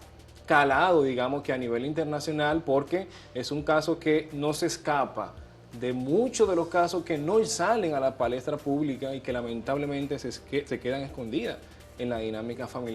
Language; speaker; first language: Spanish; native; Spanish